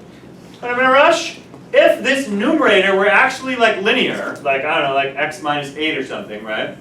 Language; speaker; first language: English; native; English